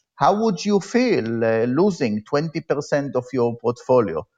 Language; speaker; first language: English; non-native, fluent; Hebrew